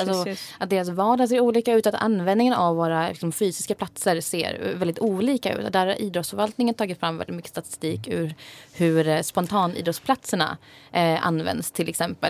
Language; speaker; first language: Swedish; native; Swedish